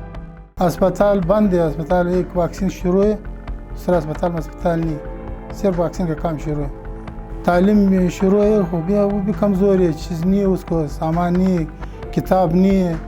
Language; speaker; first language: Hindi; non-native, learner; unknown